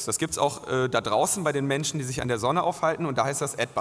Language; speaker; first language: German; native; German